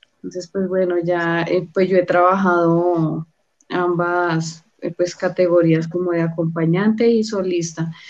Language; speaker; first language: Spanish; native; Spanish